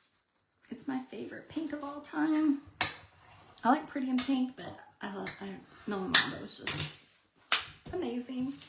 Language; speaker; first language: English; native; English